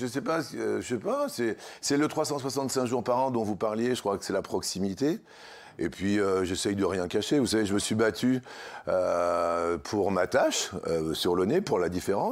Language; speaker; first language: French; native; French